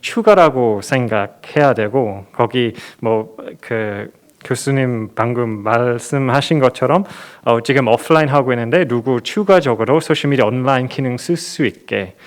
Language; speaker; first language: Korean; non-native, fluent; English